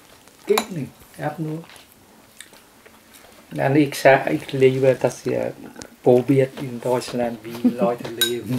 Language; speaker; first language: German; non-native, learner; Vietnamese